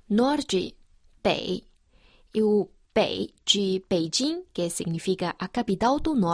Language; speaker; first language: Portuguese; non-native, fluent; Chinese